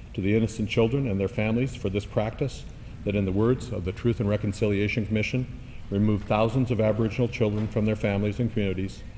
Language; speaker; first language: English; native; English